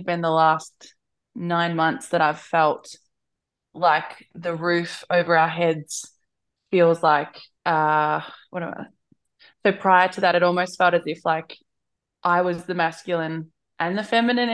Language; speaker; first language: English; native; English